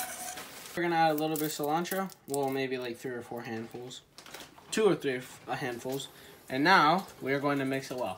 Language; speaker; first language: English; early bilingual, other home language; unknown